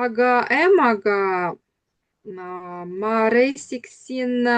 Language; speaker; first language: Estonian; non-native, learner; Russian